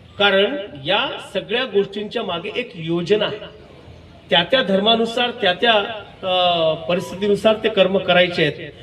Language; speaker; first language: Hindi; non-native, local second language; Marathi